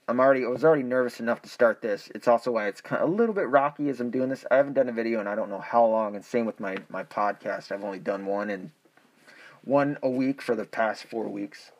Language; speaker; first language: English; native; English